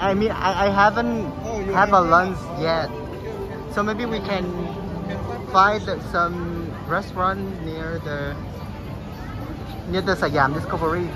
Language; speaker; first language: English; non-native, learner; Vietnamese